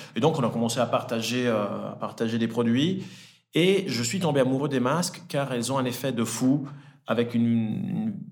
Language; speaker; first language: French; early bilingual, other home language; Italian